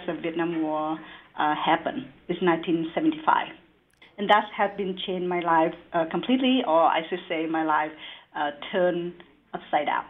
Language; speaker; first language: English; non-native, learner; Vietnamese